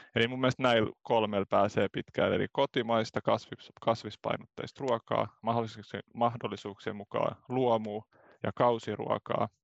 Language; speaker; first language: Finnish; native; Finnish